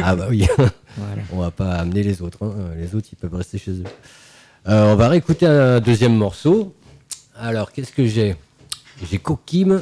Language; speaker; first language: French; native; French